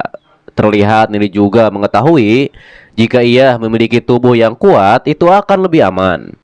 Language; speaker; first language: Indonesian; native; Indonesian